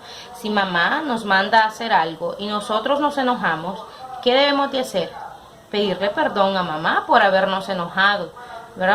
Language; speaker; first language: Spanish; native; Spanish